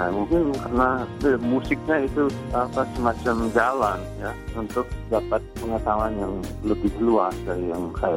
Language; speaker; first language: Indonesian; non-native, fluent; English